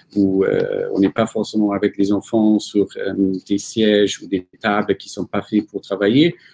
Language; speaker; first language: French; non-native, fluent; German